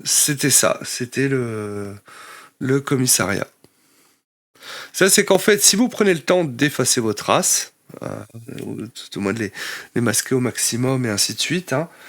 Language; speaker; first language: French; native; French